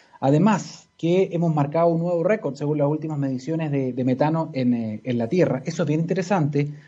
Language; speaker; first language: Spanish; native; Spanish